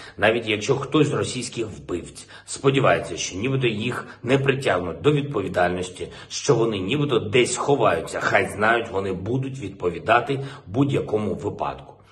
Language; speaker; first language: Ukrainian; non-native, local second language; Russian